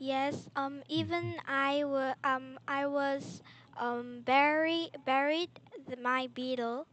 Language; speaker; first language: English; non-native, learner; Korean